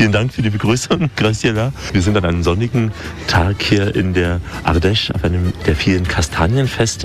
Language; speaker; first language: German; native; German